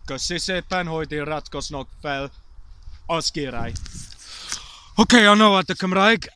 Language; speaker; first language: Welsh; non-native, learner; English